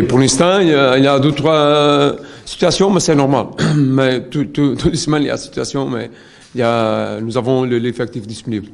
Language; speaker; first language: French; non-native, learner; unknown